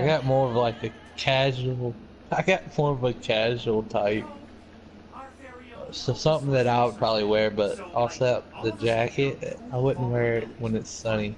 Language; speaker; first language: English; native; English